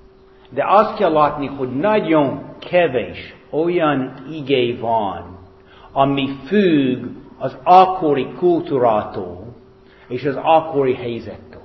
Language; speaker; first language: Hungarian; non-native, fluent; English